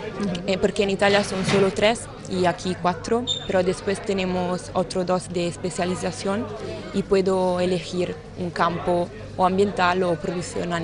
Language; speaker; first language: Spanish; non-native, learner; Italian